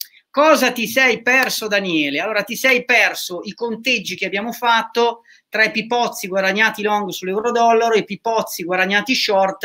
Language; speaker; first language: Italian; native; Italian